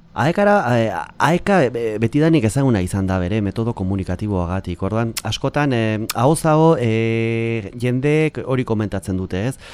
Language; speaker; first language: Basque; native; Basque